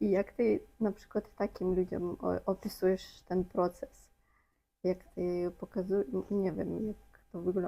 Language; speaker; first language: Polish; non-native, fluent; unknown